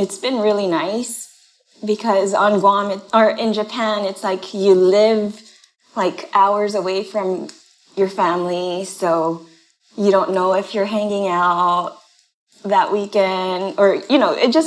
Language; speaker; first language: English; non-native, fluent; Japanese